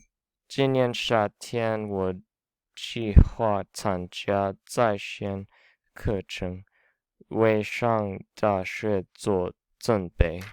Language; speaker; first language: Chinese; non-native, learner; English